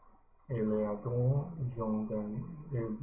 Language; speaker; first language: French; non-native, learner; English